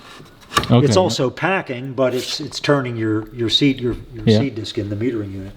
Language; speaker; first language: English; native; English